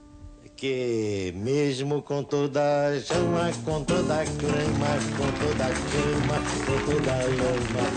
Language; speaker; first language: Italian; non-native, fluent; Portuguese